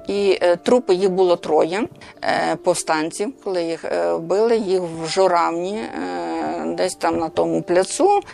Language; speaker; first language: Ukrainian; native; Ukrainian